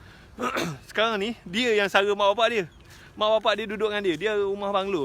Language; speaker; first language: Malay; native; Malay